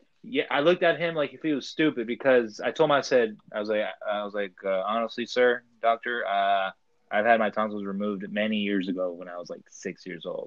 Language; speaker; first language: English; early bilingual, other home language; Spanish